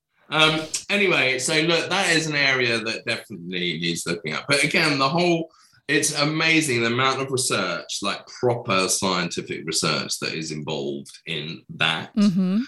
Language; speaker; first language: English; native; English